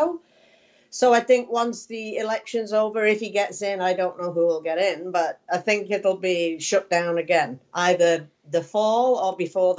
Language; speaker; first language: English; native; English